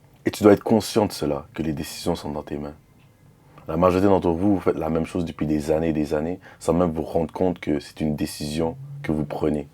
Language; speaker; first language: French; native; French